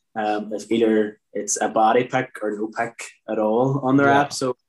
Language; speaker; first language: English; native; English